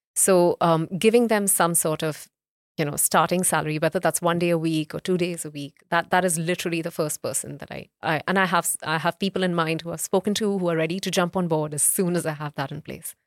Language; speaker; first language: English; non-native, local second language; Hindi